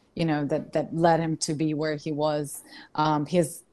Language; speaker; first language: English; non-native, fluent; Russian